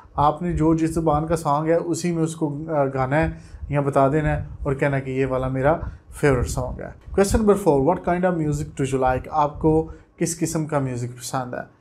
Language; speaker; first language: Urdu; non-native, local second language; Punjabi